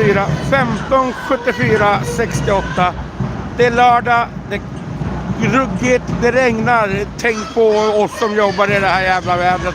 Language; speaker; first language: Swedish; native; Swedish